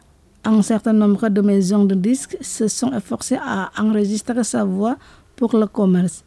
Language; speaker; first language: French; non-native, fluent; Indonesian